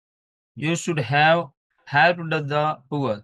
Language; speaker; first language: English; non-native, learner; Hindi